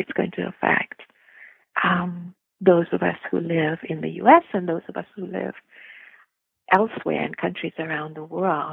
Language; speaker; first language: English; non-native, local second language; Gujarati